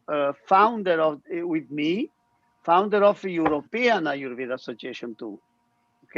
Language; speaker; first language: English; non-native, learner; Italian